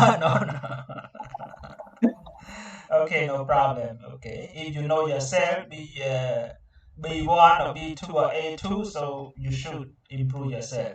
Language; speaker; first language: English; non-native, learner; Khmer